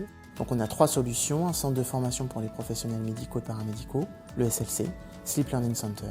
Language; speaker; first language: French; native; French